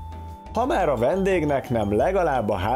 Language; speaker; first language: Hungarian; native; Hungarian